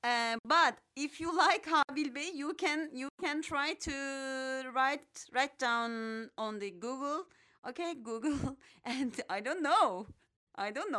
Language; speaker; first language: English; non-native, fluent; Turkish